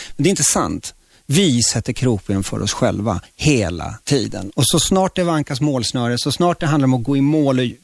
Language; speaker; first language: Swedish; early bilingual, other home language; Spanish